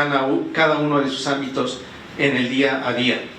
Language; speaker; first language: Spanish; native; Spanish